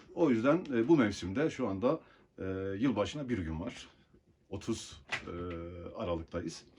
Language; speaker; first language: Turkish; native; Turkish